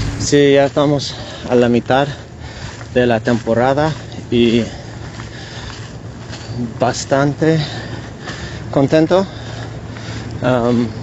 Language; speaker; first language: Spanish; non-native, learner; English